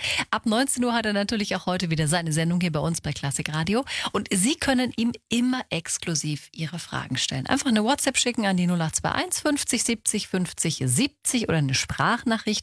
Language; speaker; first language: German; native; German